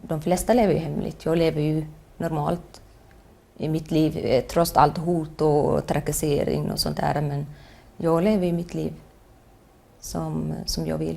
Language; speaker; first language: Swedish; non-native, fluent; Somali